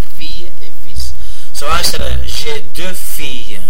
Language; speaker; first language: French; non-native, learner; English